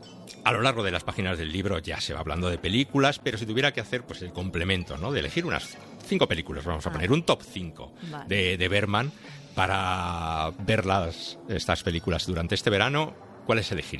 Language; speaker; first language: Spanish; native; Spanish